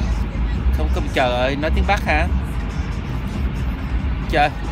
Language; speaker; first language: Vietnamese; early bilingual, heritage; Vietnamese